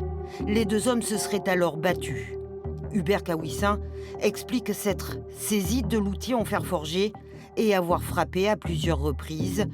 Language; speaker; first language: French; native; French